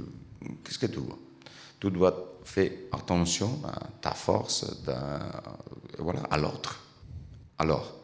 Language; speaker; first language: French; non-native, learner; Italian